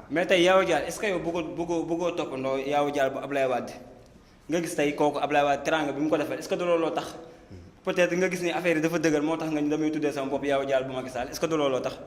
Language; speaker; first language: Wolof; native; Wolof